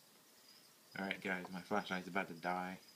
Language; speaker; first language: English; native; English